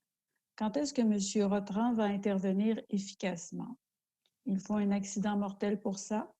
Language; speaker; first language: French; native; French